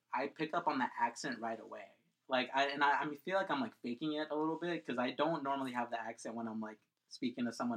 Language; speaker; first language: English; early bilingual, other home language; Spanish